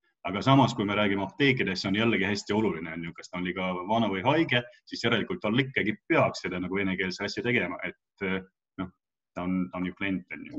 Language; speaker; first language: Estonian; non-native, local second language; Russian